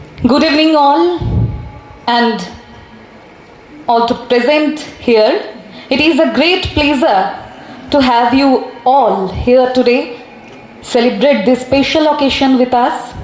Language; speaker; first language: English; non-native, local second language; Bangla